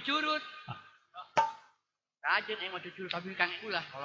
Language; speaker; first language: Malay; non-native, local second language; Sundanese